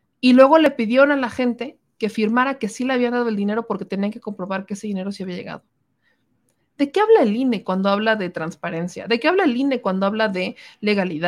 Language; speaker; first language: Spanish; native; Spanish